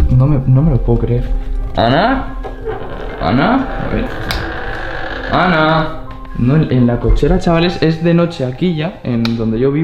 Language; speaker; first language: Spanish; native; Spanish